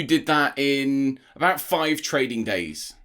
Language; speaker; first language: English; native; English